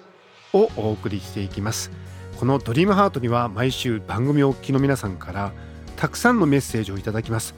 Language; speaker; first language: Japanese; native; Japanese